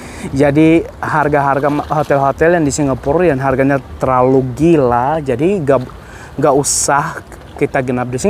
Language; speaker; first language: Indonesian; non-native, fluent; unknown